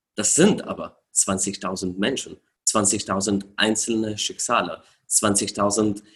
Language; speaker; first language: German; non-native, fluent; Arabic